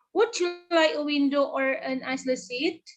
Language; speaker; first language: English; non-native, learner; Indonesian